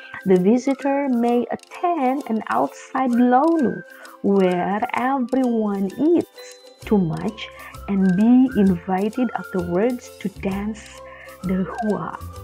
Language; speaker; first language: English; non-native, fluent; Indonesian